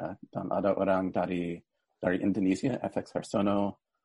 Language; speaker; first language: Indonesian; non-native, learner; English